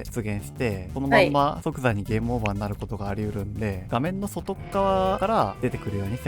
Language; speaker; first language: Japanese; native; Japanese